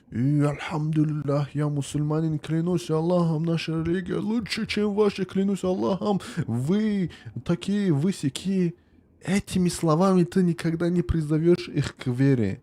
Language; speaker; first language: Russian; non-native, local second language; Tajik